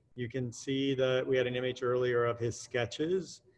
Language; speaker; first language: English; native; English